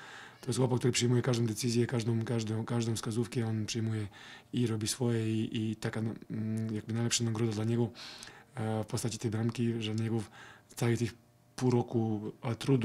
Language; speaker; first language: Polish; non-native, fluent; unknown